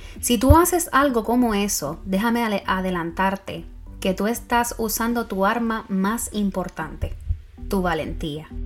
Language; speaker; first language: Spanish; native; Spanish